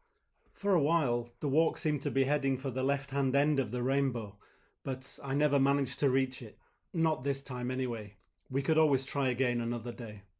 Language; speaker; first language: English; native; English